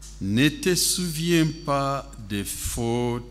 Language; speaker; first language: French; non-native, local second language; Swahili